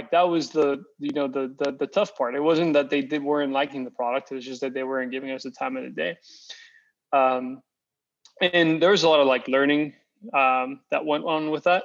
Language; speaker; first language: English; non-native, fluent; Spanish